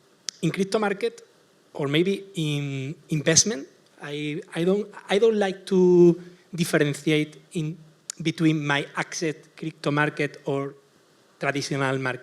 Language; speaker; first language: English; non-native, learner; Spanish